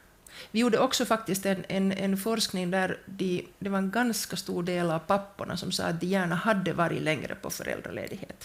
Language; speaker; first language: Swedish; native; Swedish